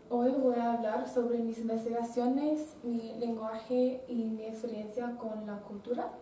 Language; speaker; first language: Spanish; non-native, learner; English